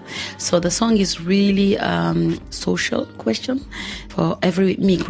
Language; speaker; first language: English; non-native, fluent; Wolof